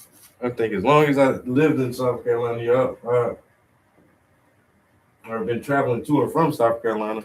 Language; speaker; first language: English; native; English